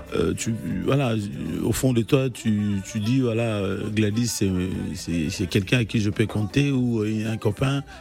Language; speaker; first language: French; non-native, local second language; Lingala